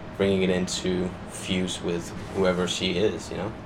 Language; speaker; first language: English; non-native, fluent; Danish